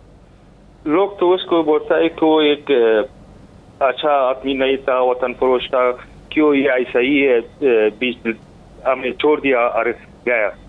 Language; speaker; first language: Hindi; non-native, learner; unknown